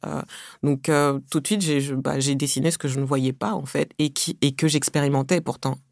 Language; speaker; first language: French; early bilingual, other home language; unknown